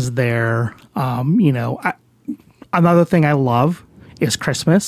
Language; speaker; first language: English; native; English